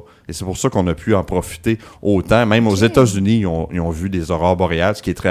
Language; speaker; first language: French; native; French